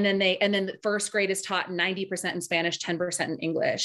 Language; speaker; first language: English; early bilingual, other home language; Spanish